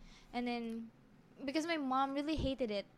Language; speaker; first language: English; non-native, local second language; Filipino